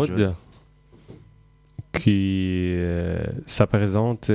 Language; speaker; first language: French; non-native, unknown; Persian